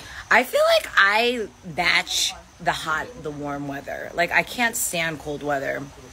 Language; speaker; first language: English; native; English